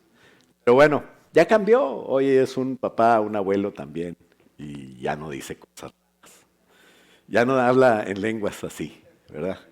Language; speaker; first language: Spanish; native; Spanish